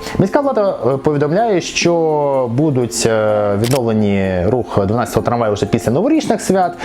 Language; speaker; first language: Ukrainian; non-native, local second language; Russian